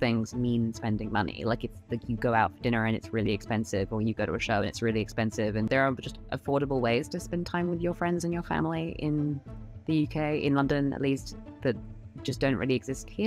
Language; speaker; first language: English; native; English